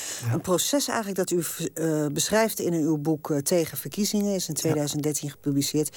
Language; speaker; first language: Dutch; native; Dutch